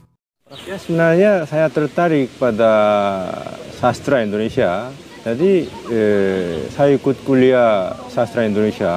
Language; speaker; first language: Indonesian; non-native, fluent; Korean